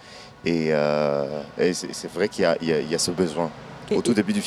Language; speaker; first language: French; non-native, local second language; Kinyarwanda